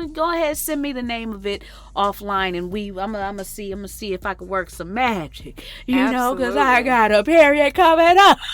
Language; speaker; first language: English; native; English